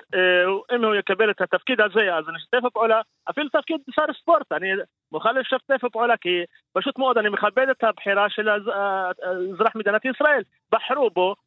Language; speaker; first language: Hebrew; non-native, local second language; Arabic